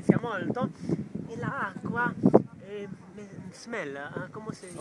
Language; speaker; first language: Italian; non-native, learner; Czech